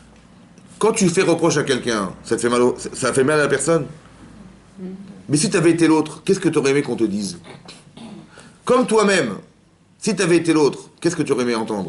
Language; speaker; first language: French; native; French